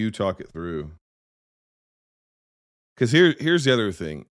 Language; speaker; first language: English; native; English